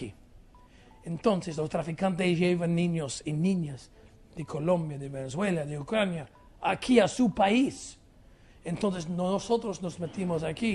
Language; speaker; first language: Spanish; non-native, fluent; English